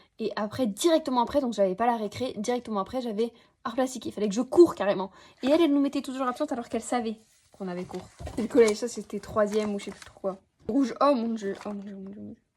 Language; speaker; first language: French; native; French